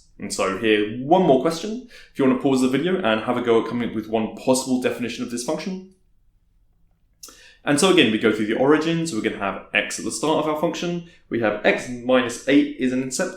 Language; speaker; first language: English; native; English